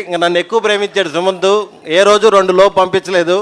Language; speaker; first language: Telugu; native; Telugu